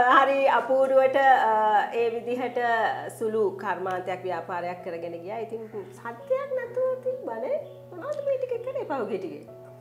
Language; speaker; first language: Sinhala; native; Sinhala